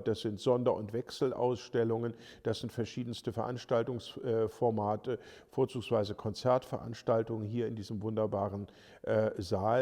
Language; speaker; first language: German; native; German